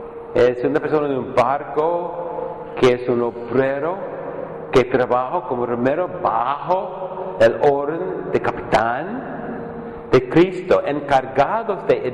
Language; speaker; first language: Spanish; non-native, fluent; English